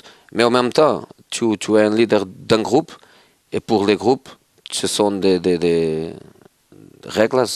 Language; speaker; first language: French; non-native, fluent; Portuguese